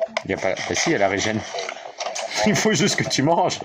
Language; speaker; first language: French; native; French